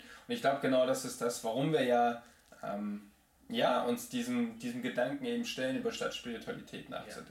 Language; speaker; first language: German; native; German